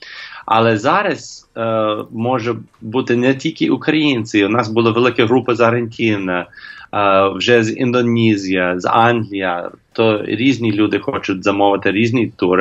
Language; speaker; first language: Ukrainian; non-native, learner; English